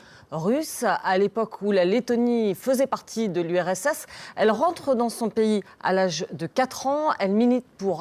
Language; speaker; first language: French; native; French